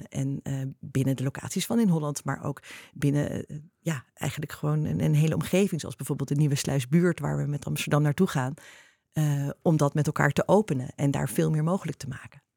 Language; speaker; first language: Dutch; native; Dutch